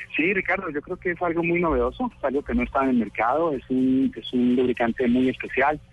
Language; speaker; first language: Spanish; native; Spanish